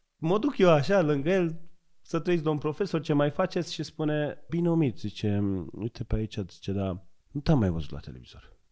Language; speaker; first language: Romanian; non-native, fluent; Persian